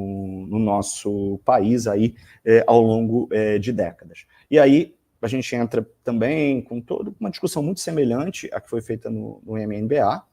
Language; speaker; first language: Portuguese; native; Portuguese